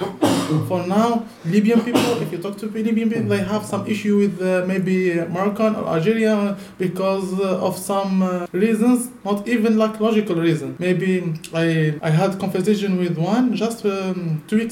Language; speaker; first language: English; non-native, learner; Arabic